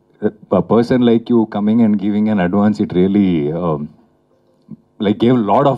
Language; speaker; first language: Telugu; non-native, fluent; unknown